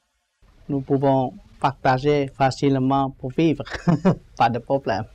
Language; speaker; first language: French; non-native, learner; Vietnamese